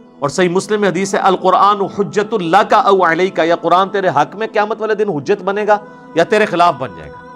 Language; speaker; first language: Urdu; non-native, local second language; Punjabi